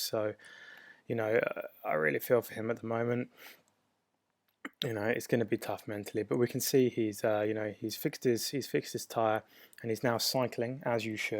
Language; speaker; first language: English; native; English